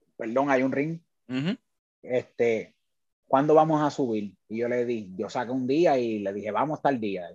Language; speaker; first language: Spanish; native; Spanish